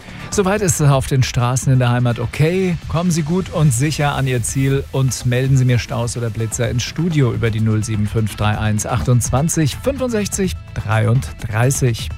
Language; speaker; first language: German; native; German